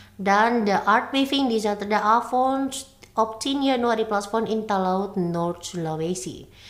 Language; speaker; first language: Dutch; non-native, fluent; Indonesian